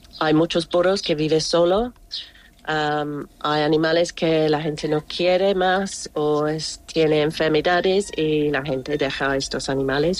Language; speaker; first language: Spanish; non-native, learner; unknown